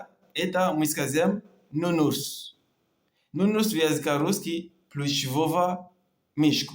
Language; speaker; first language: Russian; non-native, learner; French